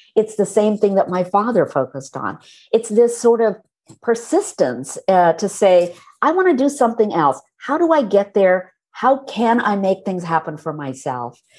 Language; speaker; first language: English; early bilingual, other home language; Hindi